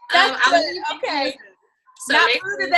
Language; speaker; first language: English; native; English